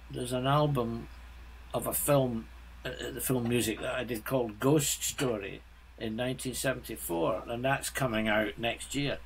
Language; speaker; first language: English; native; English